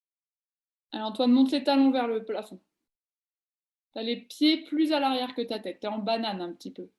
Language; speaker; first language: French; native; French